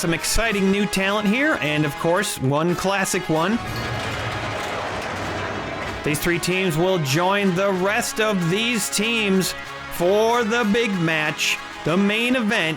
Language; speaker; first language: English; native; English